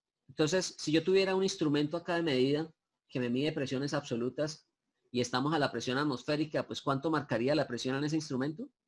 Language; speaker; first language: Spanish; native; Spanish